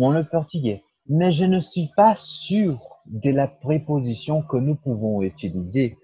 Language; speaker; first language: French; non-native, fluent; Portuguese